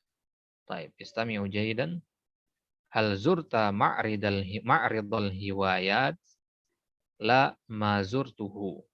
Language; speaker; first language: Arabic; non-native, fluent; Indonesian